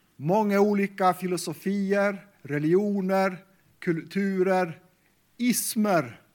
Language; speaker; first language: Swedish; non-native, local second language; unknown